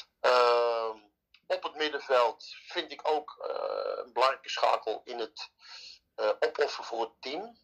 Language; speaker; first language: Dutch; native; Dutch